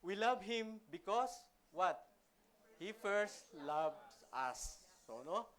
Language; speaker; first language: English; non-native, local second language; Filipino